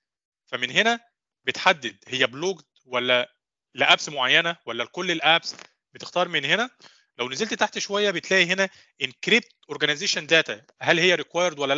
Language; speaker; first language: Arabic; native; Arabic